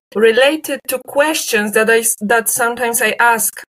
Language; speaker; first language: English; non-native, fluent; Polish